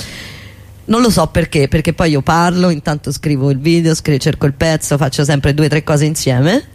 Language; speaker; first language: Italian; native; Italian